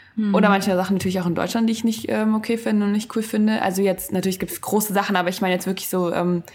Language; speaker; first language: German; native; German